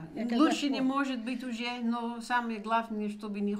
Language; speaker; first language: Russian; non-native, fluent; Dutch